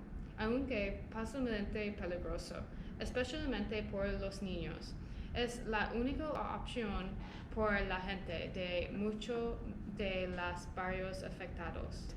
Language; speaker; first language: Spanish; non-native, learner; English